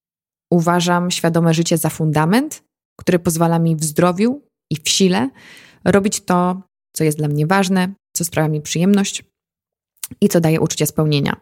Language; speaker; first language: Polish; native; Polish